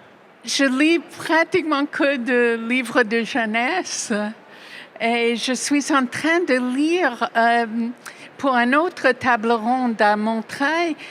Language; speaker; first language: French; non-native, fluent; English